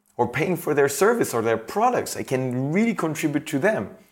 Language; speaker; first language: English; non-native, fluent; French